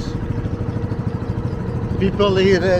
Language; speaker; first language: English; non-native, learner; Turkish